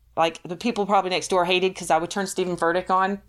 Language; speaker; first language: English; native; English